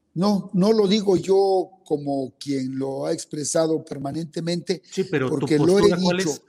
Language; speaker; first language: Spanish; non-native, local second language; Zapotec